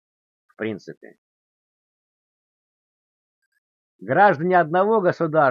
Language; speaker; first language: Russian; native; Russian